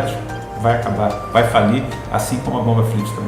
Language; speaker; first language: Portuguese; native; Portuguese